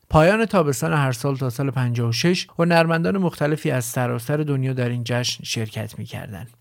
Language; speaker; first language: Persian; native; Persian